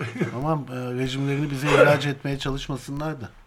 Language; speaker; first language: Turkish; native; Turkish